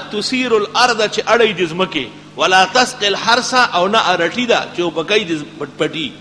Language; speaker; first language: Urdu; non-native, local second language; Pashto